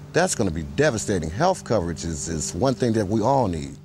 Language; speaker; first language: English; native; English